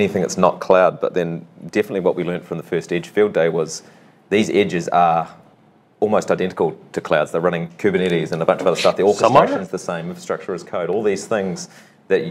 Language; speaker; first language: English; native; English